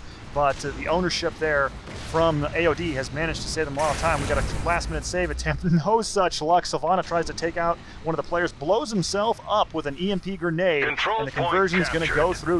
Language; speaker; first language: English; native; English